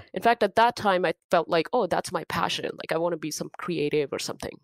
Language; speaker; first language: English; non-native, local second language; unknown